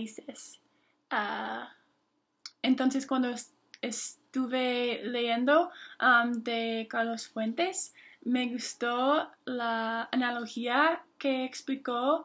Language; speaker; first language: Spanish; non-native, fluent; English